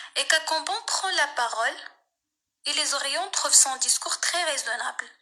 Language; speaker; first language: French; non-native, local second language; Arabic